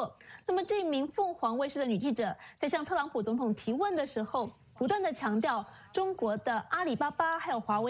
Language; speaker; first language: Chinese; native; Chinese